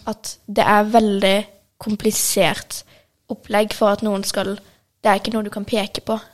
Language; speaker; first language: Norwegian; early bilingual, other home language; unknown